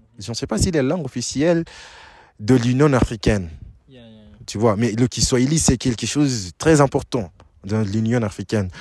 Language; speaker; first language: French; non-native, fluent; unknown